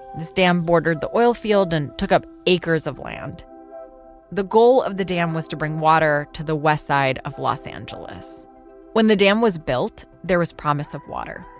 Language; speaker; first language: English; non-native, local second language; Urdu